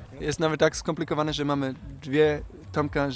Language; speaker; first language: Polish; non-native, fluent; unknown